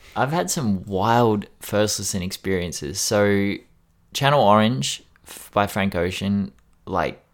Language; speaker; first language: English; native; English